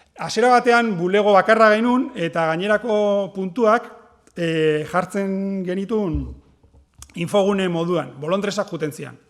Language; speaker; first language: Basque; native; Basque